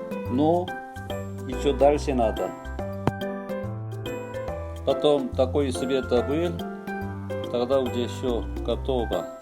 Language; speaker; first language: Russian; non-native, learner; Korean